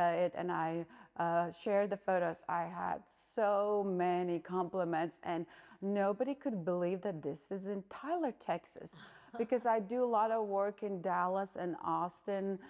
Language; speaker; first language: English; non-native, fluent; Latvian